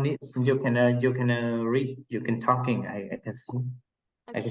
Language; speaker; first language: English; non-native, learner; Vietnamese